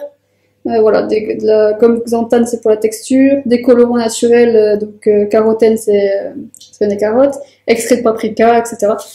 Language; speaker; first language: French; native; French